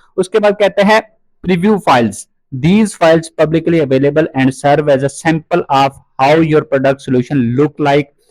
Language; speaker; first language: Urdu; non-native, local second language; Punjabi